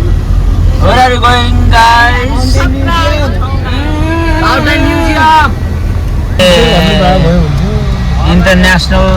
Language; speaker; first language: English; non-native, local second language; Nepali